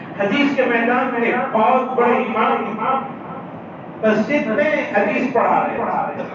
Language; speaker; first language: Urdu; native; Urdu